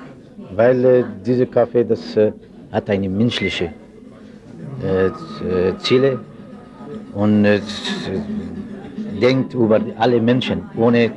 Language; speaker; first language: German; non-native, learner; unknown